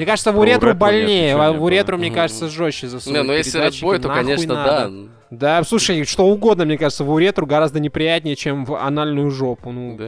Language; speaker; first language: Russian; native; Russian